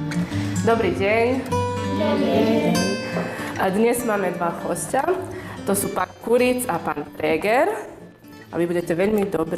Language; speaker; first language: Slovak; non-native, fluent; Croatian